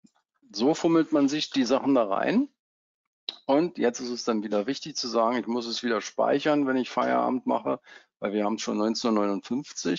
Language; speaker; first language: German; native; German